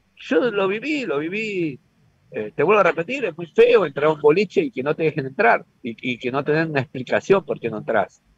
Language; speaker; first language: Spanish; native; Spanish